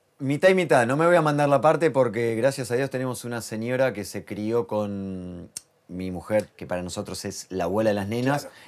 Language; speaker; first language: Spanish; native; Spanish